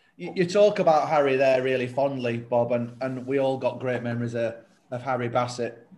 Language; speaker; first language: English; native; English